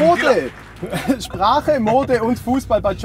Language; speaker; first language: German; native; German